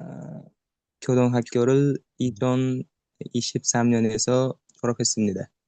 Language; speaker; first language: Korean; non-native, learner; Uzbek